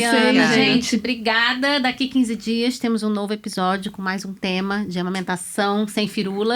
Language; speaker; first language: Portuguese; native; Portuguese